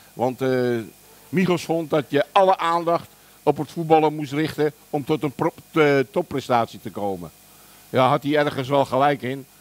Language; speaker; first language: Dutch; early bilingual, other home language; German